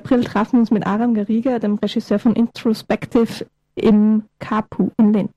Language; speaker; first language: German; native; German